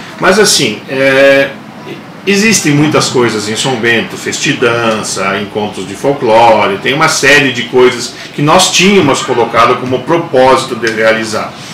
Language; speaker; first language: Portuguese; non-native, local second language; German